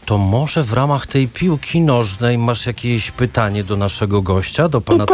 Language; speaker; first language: Polish; native; Polish